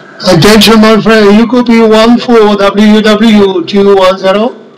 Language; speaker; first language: English; non-native, learner; French